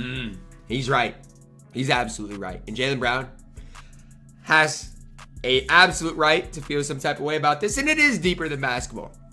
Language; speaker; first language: English; native; English